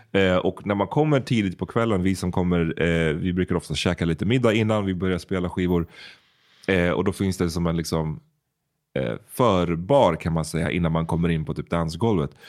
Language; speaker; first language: Swedish; early bilingual, other home language; Bosnian